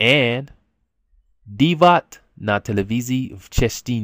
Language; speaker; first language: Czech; non-native, learner; English